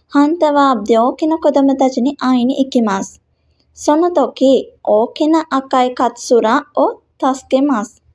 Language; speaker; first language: Japanese; non-native, fluent; Sinhala